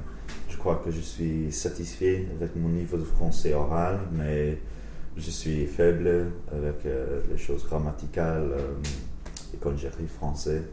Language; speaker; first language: French; non-native, learner; English